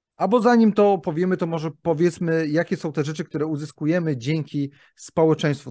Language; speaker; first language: Polish; native; Polish